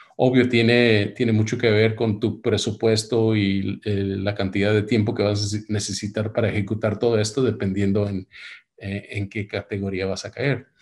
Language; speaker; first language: Spanish; early bilingual, heritage; Spanish